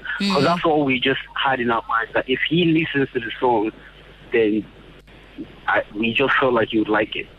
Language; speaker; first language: English; non-native, local second language; Yoruba